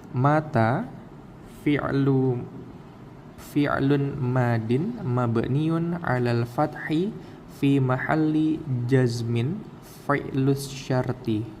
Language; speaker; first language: Arabic; non-native, learner; Indonesian